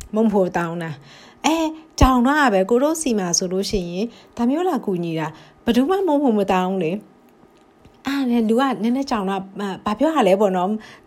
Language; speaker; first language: Burmese; native; Burmese